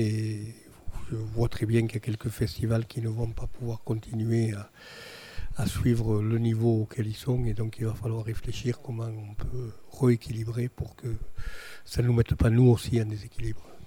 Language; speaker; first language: French; native; French